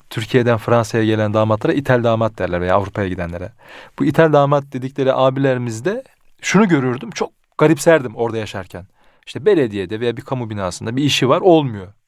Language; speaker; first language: Turkish; early bilingual, heritage; Turkish